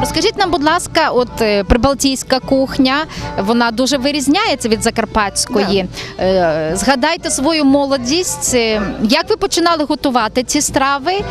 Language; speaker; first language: Ukrainian; native; Ukrainian